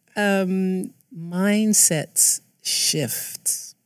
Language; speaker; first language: German; non-native, fluent; English